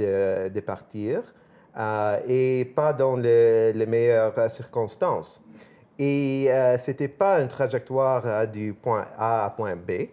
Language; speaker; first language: French; non-native, fluent; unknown